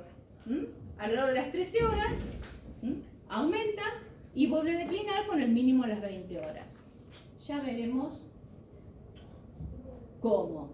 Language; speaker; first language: Spanish; native; Spanish